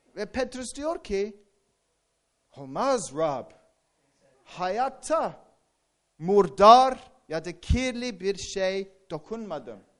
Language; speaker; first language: Turkish; non-native, fluent; English